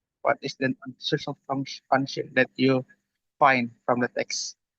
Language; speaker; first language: English; non-native, learner; Indonesian